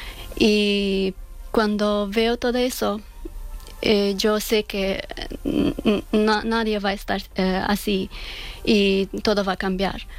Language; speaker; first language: Spanish; non-native, fluent; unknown